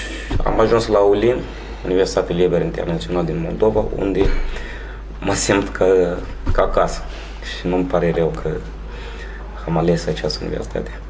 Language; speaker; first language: Romanian; non-native, fluent; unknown